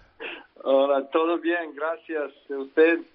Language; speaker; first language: Spanish; non-native, learner; Serbian